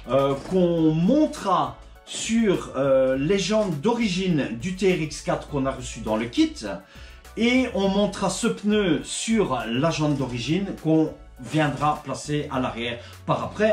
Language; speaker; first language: French; native; French